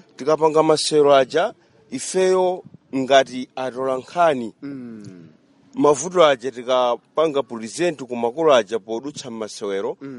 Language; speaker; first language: Nyanja; native; Nyanja